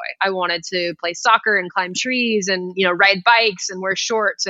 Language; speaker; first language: English; native; English